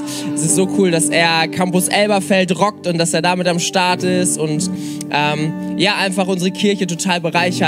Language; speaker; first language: German; native; German